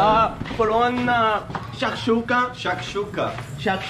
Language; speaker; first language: English; non-native, learner; Arabic